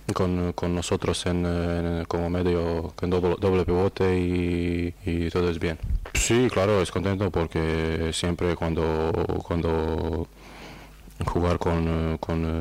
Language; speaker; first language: Spanish; non-native, learner; Croatian